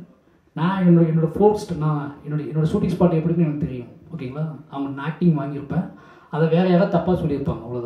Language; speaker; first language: Tamil; native; Tamil